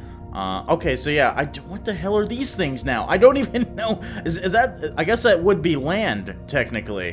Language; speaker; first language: English; native; English